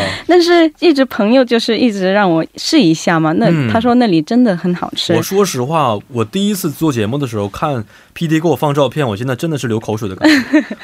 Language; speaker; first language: Chinese; native; Chinese